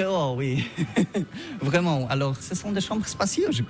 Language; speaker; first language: French; non-native, learner; Polish